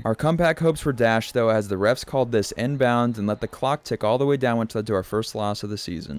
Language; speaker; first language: English; native; English